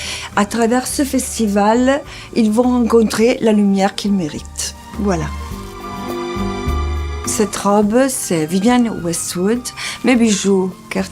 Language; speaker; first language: French; non-native, fluent; Italian